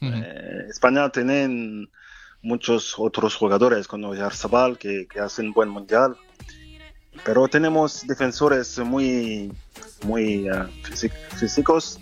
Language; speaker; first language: Spanish; non-native, fluent; French